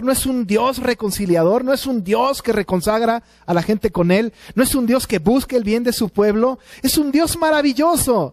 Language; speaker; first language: Spanish; native; Spanish